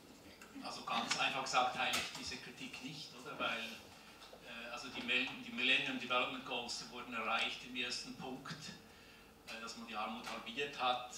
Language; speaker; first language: German; native; German